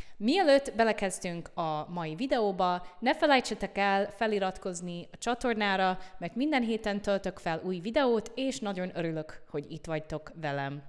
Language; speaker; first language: Hungarian; non-native, fluent; English